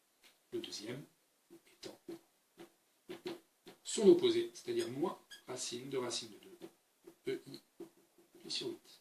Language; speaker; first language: French; native; French